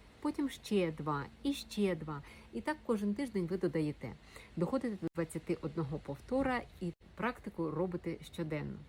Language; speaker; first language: Ukrainian; native; Ukrainian